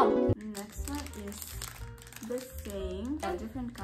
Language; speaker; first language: English; non-native, learner; Russian